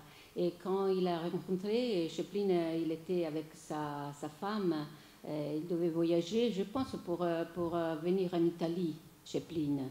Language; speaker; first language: French; non-native, fluent; Italian